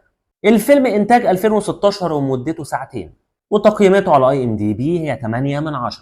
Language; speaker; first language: Arabic; native; Arabic